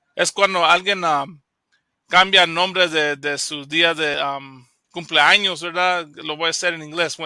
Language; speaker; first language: Spanish; early bilingual, heritage; Spanish